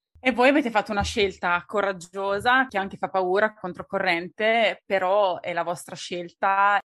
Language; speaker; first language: Italian; native; Italian